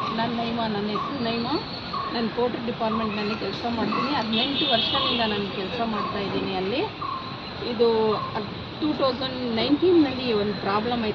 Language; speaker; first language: Kannada; non-native, local second language; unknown